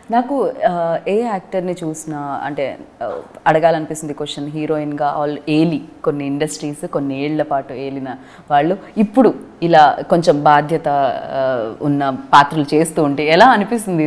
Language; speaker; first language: Telugu; native; Telugu